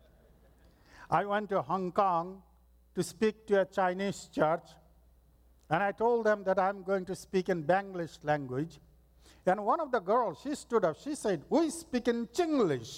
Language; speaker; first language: English; non-native, local second language; Bangla